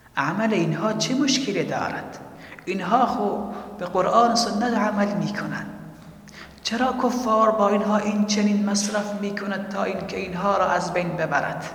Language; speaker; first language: Persian; native; Persian